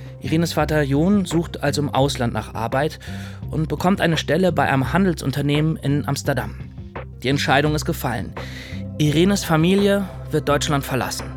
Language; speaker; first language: German; native; German